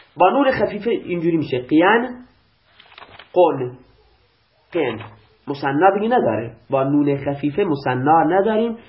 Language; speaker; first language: Persian; non-native, local second language; Baluchi